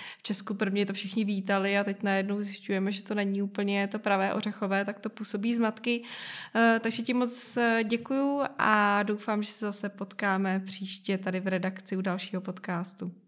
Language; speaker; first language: Czech; native; Czech